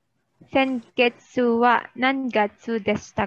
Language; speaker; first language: Japanese; non-native, learner; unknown